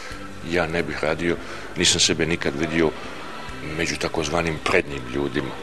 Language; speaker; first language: Serbian; native; Serbian